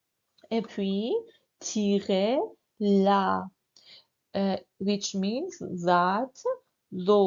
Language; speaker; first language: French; non-native, fluent; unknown